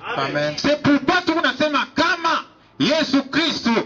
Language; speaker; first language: French; non-native, local second language; Swahili